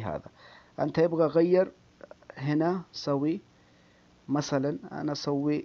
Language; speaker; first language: Arabic; non-native, learner; Urdu